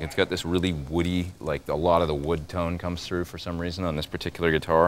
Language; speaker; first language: English; native; English